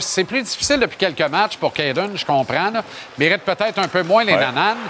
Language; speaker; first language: French; native; French